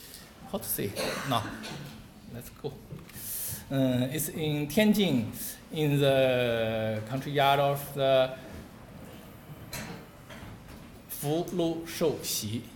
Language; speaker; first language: English; non-native, learner; Chinese